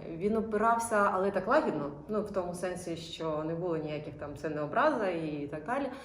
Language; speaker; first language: Ukrainian; non-native, local second language; Russian